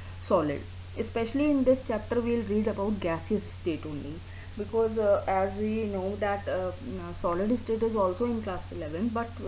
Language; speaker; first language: English; non-native, local second language; Hindi